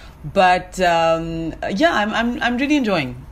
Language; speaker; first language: English; non-native, local second language; Malayalam